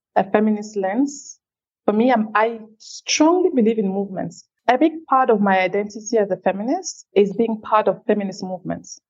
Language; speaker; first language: English; non-native, local second language; French